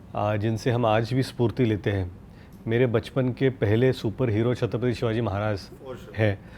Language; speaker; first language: Hindi; non-native, local second language; Marathi